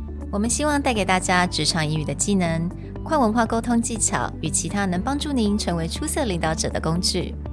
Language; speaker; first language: Chinese; native; Chinese